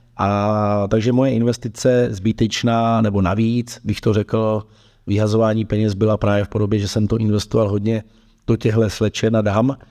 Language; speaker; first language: Czech; native; Czech